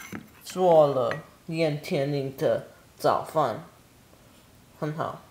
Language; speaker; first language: Chinese; non-native, learner; English